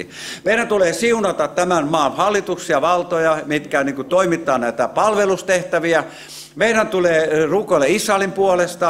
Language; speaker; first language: Finnish; native; Finnish